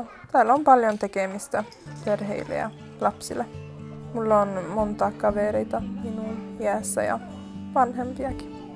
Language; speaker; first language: Finnish; non-native, local second language; Swedish